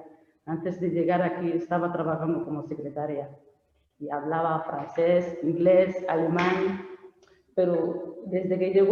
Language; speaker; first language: Spanish; non-native, learner; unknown